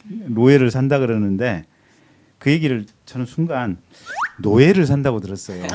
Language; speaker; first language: Korean; native; Korean